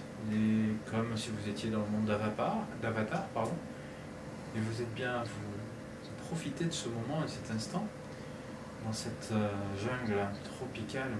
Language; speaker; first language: French; native; French